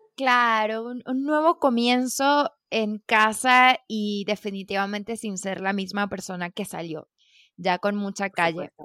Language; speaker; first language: Spanish; native; Spanish